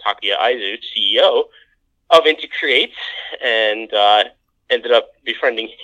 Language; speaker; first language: English; native; English